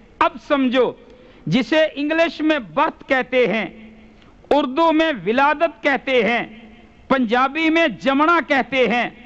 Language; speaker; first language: Urdu; non-native, local second language; Punjabi